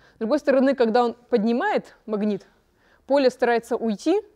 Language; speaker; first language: Russian; native; Russian